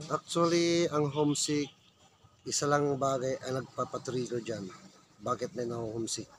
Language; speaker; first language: Filipino; native; Filipino